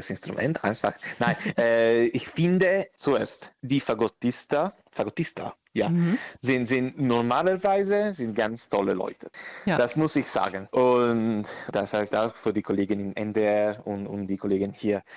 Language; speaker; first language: German; non-native, learner; Italian